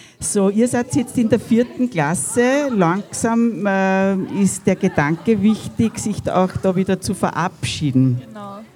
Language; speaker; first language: German; native; German